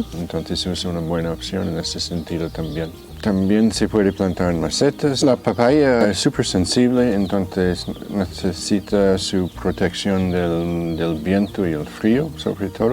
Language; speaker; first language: Spanish; non-native, fluent; English